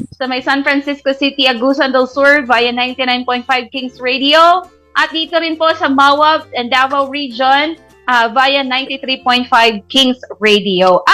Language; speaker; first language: Filipino; non-native, local second language; Cebuano